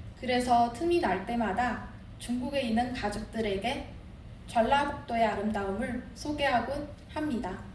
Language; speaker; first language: Korean; non-native, fluent; Chinese